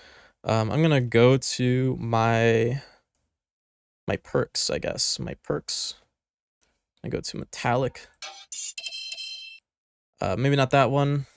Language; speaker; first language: English; native; English